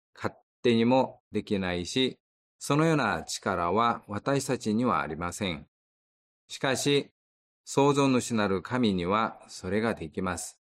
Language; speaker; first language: Japanese; non-native, fluent; Korean